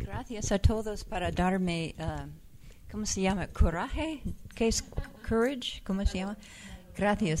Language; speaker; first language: Spanish; non-native, fluent; English